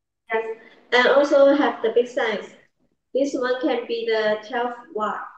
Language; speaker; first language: English; non-native, learner; Chinese